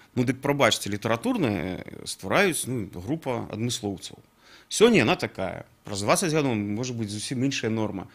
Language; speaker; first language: Belarusian; non-native, local second language; Russian